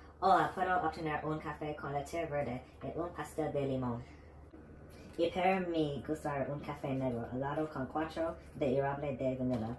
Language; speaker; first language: Spanish; non-native, learner; English